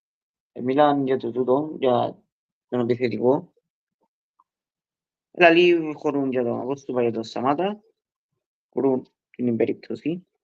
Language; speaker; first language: Greek; early bilingual, heritage; Greek